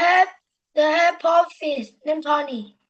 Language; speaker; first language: English; non-native, learner; Vietnamese